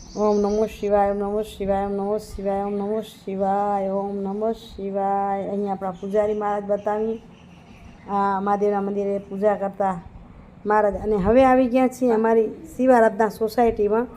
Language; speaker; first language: Gujarati; non-native, local second language; Kachhi